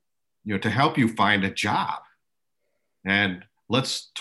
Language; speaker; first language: English; early bilingual, other home language; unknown